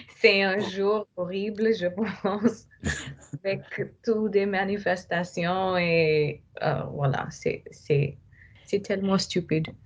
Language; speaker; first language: French; non-native, learner; English